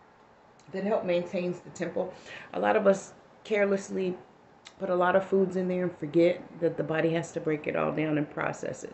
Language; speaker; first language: English; native; English